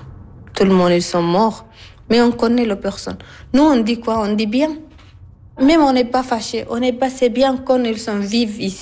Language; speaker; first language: French; non-native, learner; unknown